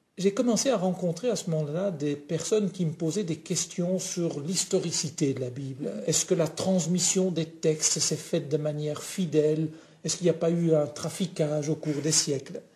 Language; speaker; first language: French; non-native, local second language; Dutch